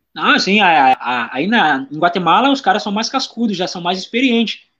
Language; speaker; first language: Portuguese; native; Portuguese